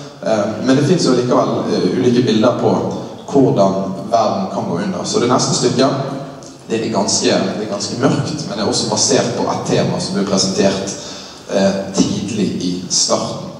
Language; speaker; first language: Norwegian; native; Norwegian